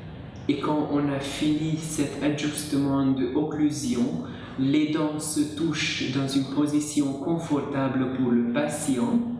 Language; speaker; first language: French; non-native, fluent; Hungarian